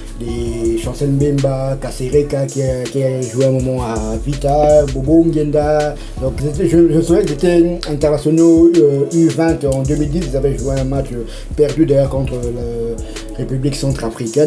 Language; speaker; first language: French; non-native, local second language; Lingala